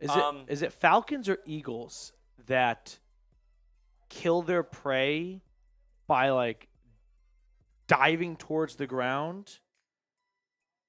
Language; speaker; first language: English; native; English